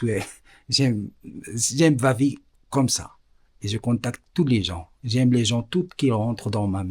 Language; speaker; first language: French; non-native, learner; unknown